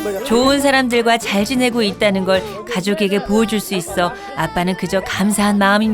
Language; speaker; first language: Korean; native; Korean